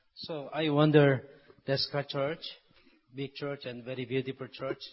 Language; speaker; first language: English; non-native, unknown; Korean